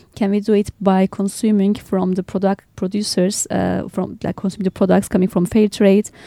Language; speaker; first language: English; non-native, fluent; Turkish